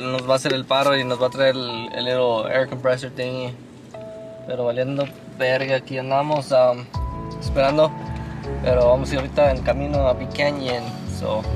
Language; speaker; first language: Spanish; early bilingual, heritage; Spanish